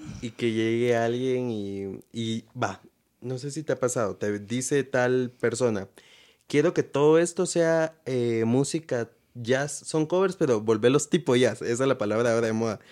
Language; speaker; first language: Spanish; native; Spanish